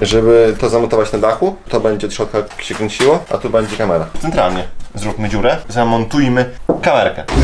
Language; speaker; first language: Polish; native; Polish